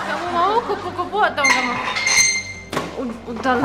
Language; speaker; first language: Indonesian; non-native, learner; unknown